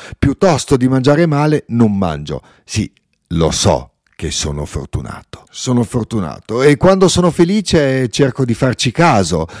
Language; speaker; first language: Italian; non-native, local second language; Ladin